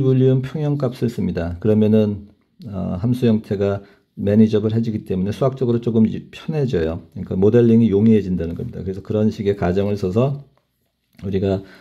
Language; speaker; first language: Korean; native; Korean